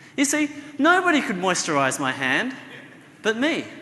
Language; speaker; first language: English; native; English